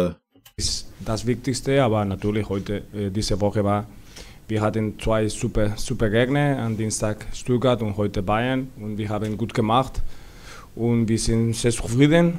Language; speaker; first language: German; non-native, learner; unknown